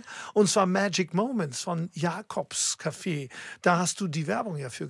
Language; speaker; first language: German; native; German